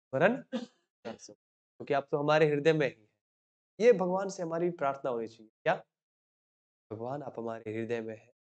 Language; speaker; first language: Hindi; native; Hindi